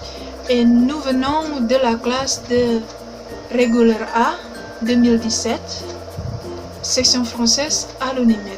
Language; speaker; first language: French; non-native, learner; Indonesian